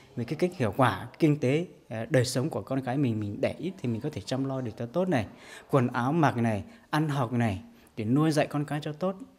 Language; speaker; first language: Vietnamese; non-native, local second language; Hmong